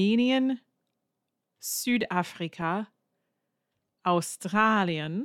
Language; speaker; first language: German; non-native, fluent; English